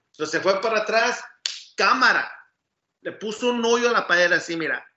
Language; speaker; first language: Spanish; early bilingual, other home language; English